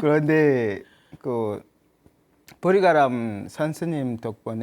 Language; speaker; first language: Korean; non-native, learner; Swahili